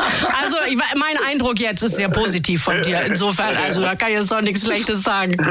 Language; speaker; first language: German; native; German